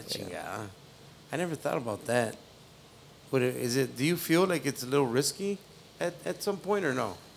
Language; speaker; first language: English; early bilingual, other home language; Spanish